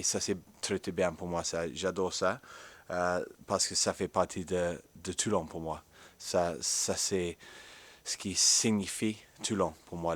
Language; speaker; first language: French; non-native, fluent; English